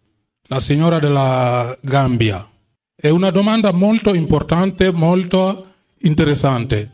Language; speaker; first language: Italian; non-native, fluent; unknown